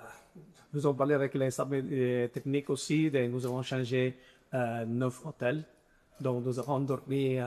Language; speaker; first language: French; non-native, fluent; Italian